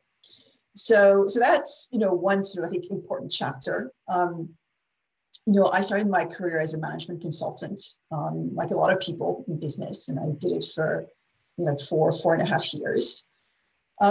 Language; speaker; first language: English; non-native, fluent; French